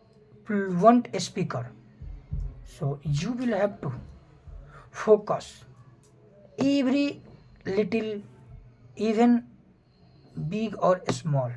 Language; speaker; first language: English; non-native, fluent; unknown